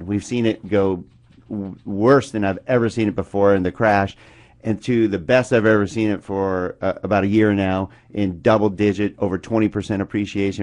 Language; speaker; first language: English; native; English